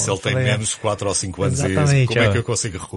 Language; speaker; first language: Portuguese; native; Portuguese